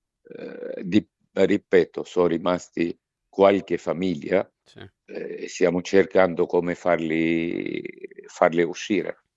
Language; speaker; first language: Italian; non-native, fluent; Arabic